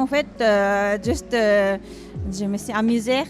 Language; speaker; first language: French; non-native, learner; Japanese